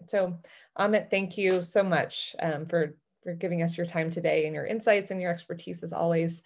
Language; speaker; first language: English; native; English